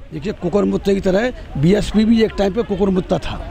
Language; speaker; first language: Hindi; native; Hindi